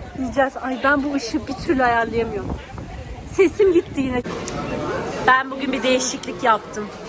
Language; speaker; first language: Turkish; early bilingual, heritage; Turkish